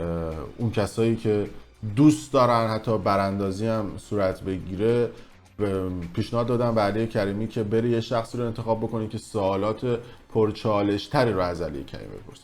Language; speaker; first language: Persian; native; Persian